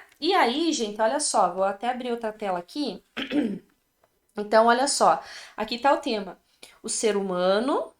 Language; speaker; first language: Portuguese; native; Portuguese